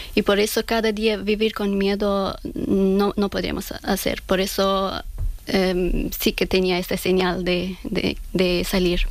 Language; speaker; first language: Spanish; non-native, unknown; Persian